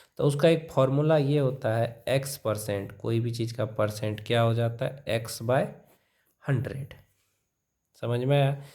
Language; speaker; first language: Hindi; native; Hindi